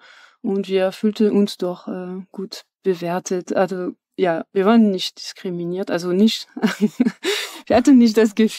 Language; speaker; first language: German; non-native, fluent; French